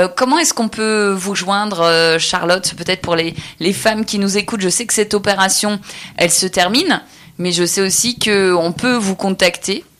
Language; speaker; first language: French; native; French